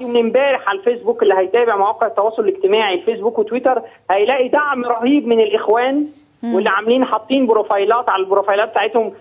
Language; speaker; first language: Arabic; native; Arabic